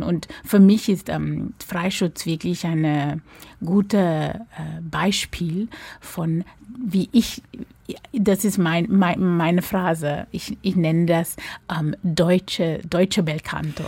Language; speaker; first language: German; non-native, fluent; English